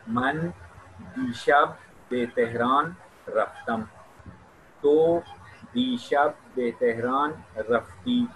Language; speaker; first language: Persian; non-native, fluent; Urdu